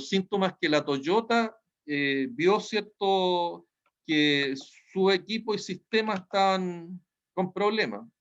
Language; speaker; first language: Spanish; native; Spanish